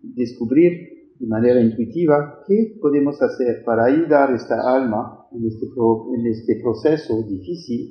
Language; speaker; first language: Spanish; non-native, fluent; French